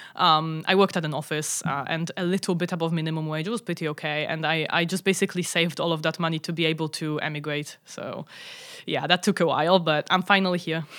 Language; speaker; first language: English; non-native, fluent; Polish